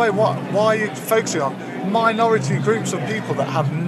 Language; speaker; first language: English; native; English